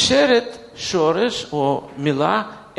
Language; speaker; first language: Hebrew; non-native, fluent; Russian